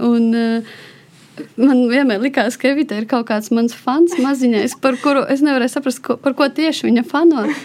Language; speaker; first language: Latvian; non-native, local second language; Russian